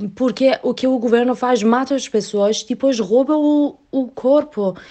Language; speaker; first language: Portuguese; non-native, learner; Persian